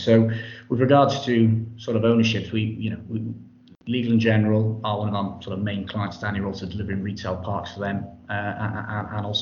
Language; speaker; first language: English; native; English